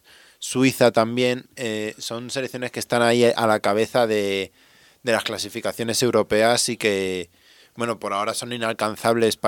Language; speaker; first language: Spanish; native; Spanish